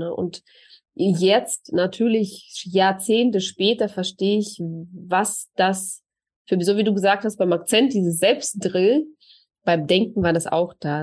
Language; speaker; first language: German; early bilingual, other home language; Russian